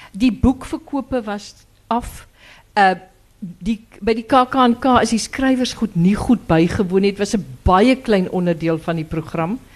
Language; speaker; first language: Afrikaans; native; Afrikaans